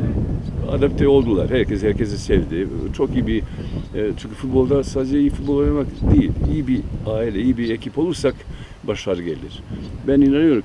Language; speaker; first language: Turkish; non-native, fluent; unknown